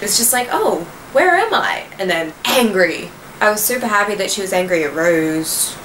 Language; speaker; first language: English; native; English